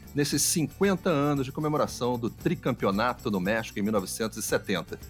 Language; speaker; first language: Portuguese; native; Portuguese